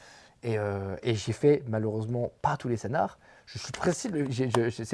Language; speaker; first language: French; native; French